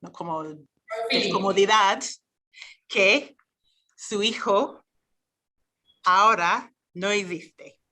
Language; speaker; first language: Spanish; non-native, fluent; English